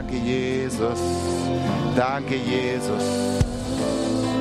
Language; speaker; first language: German; native; German